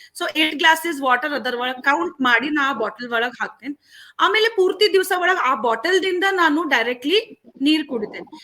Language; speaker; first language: Kannada; non-native, local second language; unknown